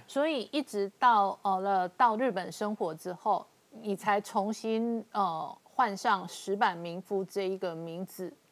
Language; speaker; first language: Chinese; native; Chinese